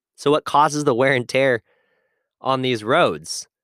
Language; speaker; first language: English; native; English